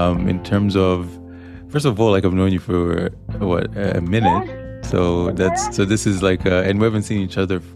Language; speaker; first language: English; non-native, local second language; Swahili